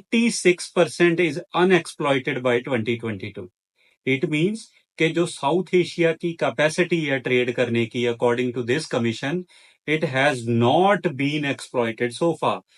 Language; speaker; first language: Hindi; native; Hindi